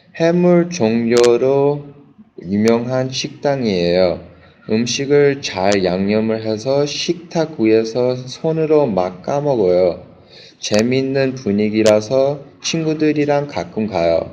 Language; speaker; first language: Korean; non-native, learner; English